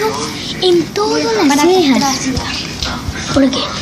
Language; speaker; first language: Spanish; native; Spanish